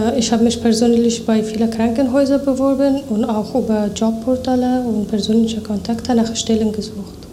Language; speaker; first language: German; non-native, fluent; Persian